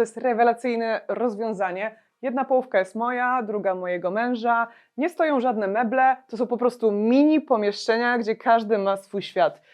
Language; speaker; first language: Polish; native; Polish